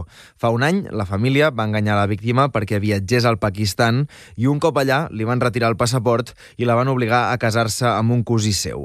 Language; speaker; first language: Catalan; native; Catalan